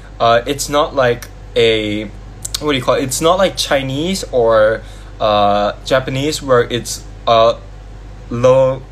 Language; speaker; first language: English; non-native, fluent; Thai